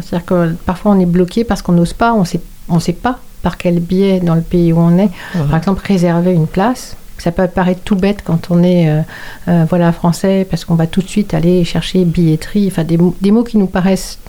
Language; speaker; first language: French; native; French